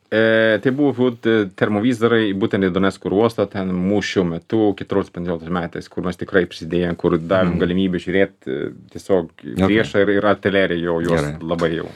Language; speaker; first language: Lithuanian; non-native, fluent; Swedish